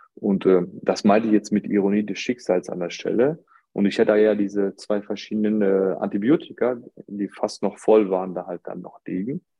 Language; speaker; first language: German; early bilingual, other home language; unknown